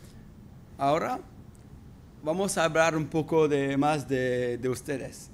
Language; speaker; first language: Spanish; non-native, fluent; French